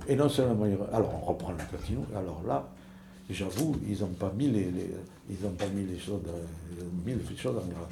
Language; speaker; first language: French; native; French